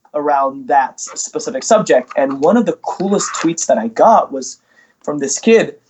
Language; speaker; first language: English; early bilingual, other home language; Indonesian